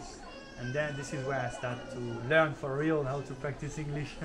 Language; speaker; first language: English; non-native, fluent; French